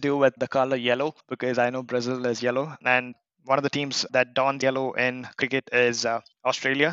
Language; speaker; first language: English; non-native, local second language; Kannada